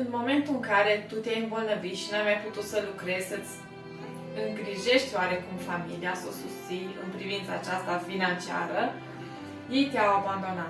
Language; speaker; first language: Romanian; native; Romanian